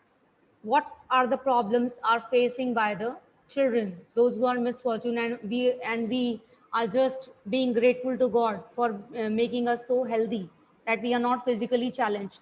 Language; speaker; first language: English; non-native, local second language; Hindi